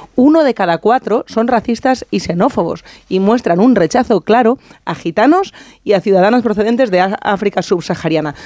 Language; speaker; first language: Spanish; native; Spanish